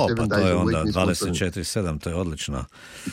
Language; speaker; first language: Serbian; native; Serbian